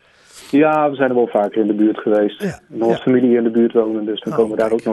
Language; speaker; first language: Dutch; native; Dutch